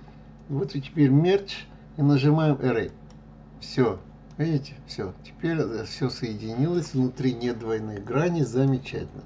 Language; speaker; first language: Russian; native; Russian